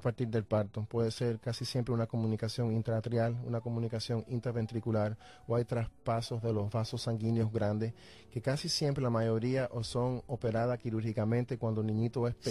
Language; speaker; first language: Spanish; native; Spanish